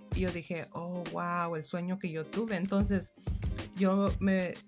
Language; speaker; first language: Spanish; non-native, fluent; English